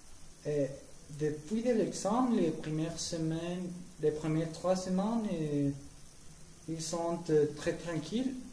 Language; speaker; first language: French; non-native, learner; Spanish